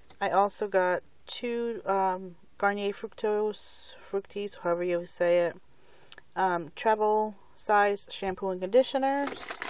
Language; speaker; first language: English; native; English